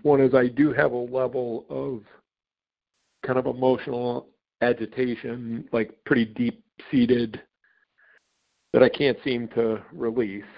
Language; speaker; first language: English; native; English